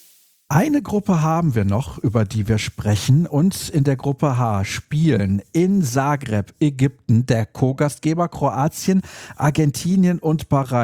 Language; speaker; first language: German; native; German